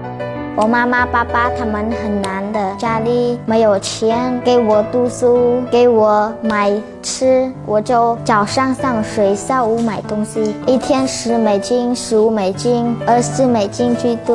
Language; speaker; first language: Chinese; non-native, learner; Khmer